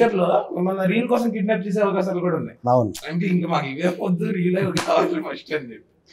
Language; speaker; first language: Telugu; native; Telugu